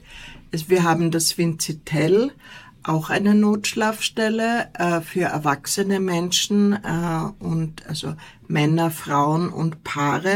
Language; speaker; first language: German; native; German